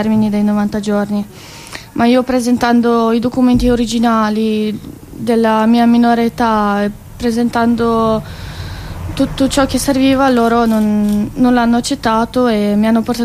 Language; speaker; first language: Italian; non-native, fluent; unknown